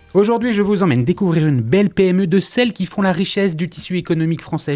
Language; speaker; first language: French; native; French